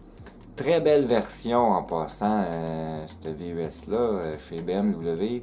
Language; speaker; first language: French; native; French